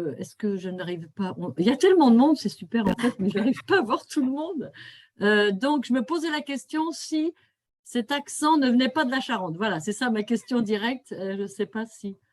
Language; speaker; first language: French; native; French